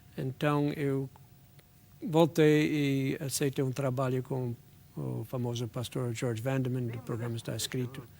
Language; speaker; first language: Portuguese; non-native, fluent; English